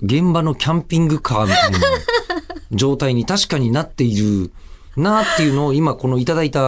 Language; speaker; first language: Japanese; native; Japanese